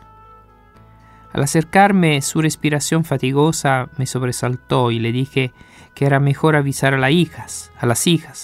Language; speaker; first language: Spanish; non-native, fluent; Italian